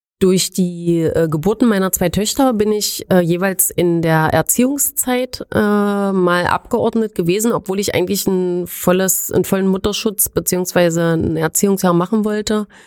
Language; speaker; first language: German; native; German